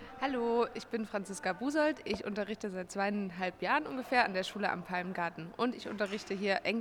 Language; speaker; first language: German; native; German